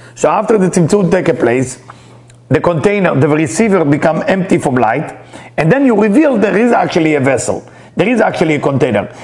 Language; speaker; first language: English; non-native, fluent; Hebrew